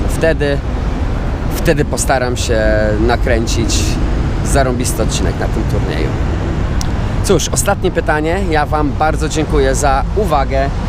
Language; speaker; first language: Polish; native; Polish